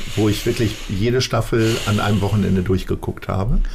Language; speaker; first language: German; native; German